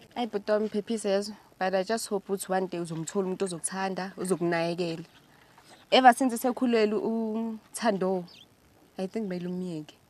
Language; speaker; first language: Zulu; non-native, local second language; Southern Sotho